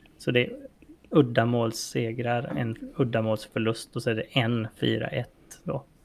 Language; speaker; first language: Swedish; native; Swedish